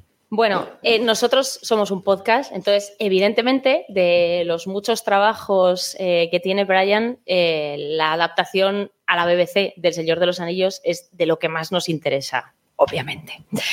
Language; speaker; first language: Spanish; native; Spanish